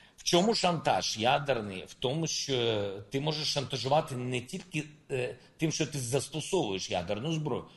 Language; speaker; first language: Ukrainian; non-native, local second language; Russian